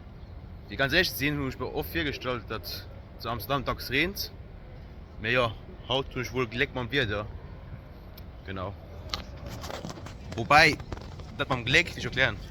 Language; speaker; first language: German; non-native, local second language; Luxembourgish